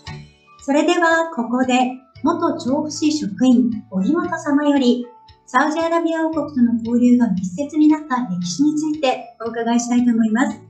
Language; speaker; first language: Japanese; native; Japanese